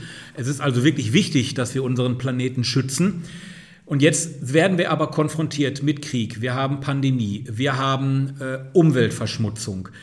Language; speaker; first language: German; native; German